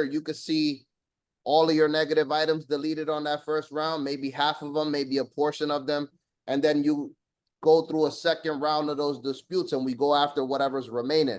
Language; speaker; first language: English; native; English